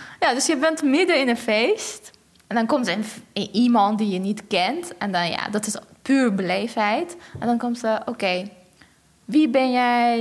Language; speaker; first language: Dutch; non-native, fluent; Persian